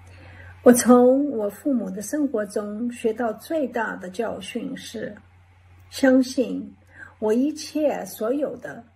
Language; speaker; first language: Chinese; early bilingual, heritage; English